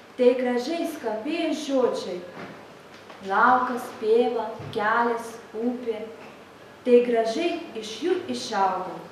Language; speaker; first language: Lithuanian; non-native, learner; Polish